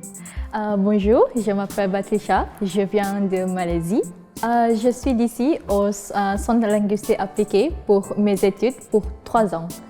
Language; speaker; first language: French; non-native, learner; Malay